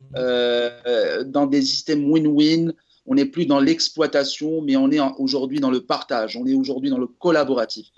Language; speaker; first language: French; non-native, local second language; Arabic